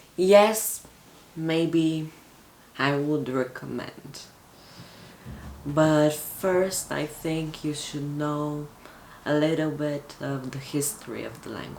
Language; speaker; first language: English; early bilingual, other home language; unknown